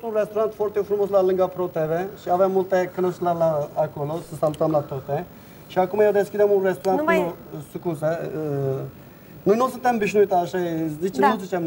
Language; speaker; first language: Romanian; non-native, learner; Turkish